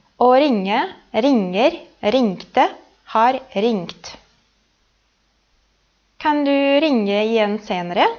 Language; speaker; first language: Norwegian; non-native, fluent; Polish